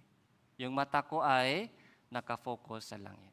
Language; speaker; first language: Filipino; non-native, fluent; Korean